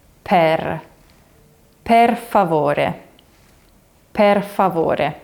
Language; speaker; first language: Italian; non-native, fluent; English